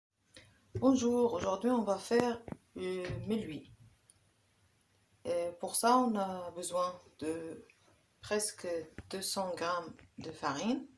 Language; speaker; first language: French; non-native, local second language; Arabic